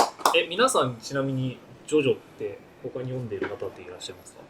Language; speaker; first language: Japanese; early bilingual, heritage; Japanese